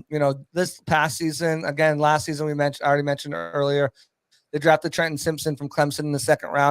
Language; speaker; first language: English; native; English